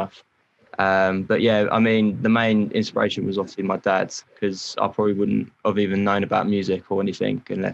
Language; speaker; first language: English; native; English